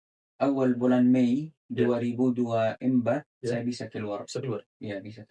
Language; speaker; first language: Indonesian; non-native, fluent; Arabic